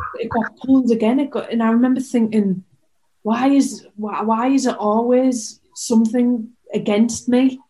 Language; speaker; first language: English; native; English